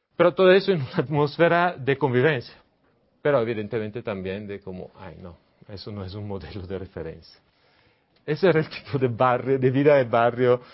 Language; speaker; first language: Spanish; non-native, fluent; Italian